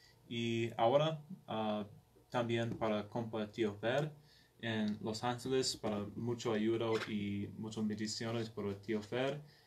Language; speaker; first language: Spanish; non-native, learner; English